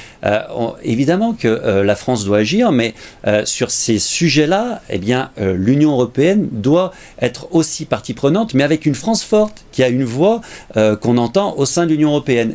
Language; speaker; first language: French; native; French